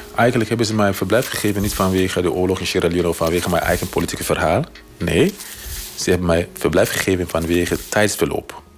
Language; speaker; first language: Dutch; non-native, fluent; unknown